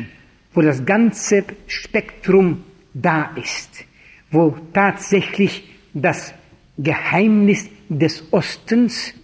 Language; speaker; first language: German; non-native, fluent; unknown